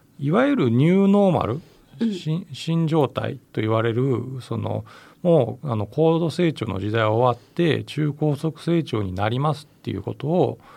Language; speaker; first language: Japanese; native; Japanese